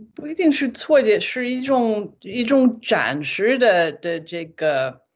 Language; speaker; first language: Chinese; non-native, fluent; English